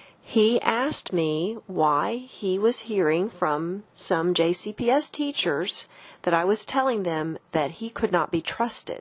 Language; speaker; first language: English; native; English